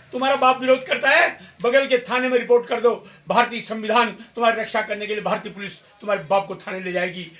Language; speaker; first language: Hindi; native; Hindi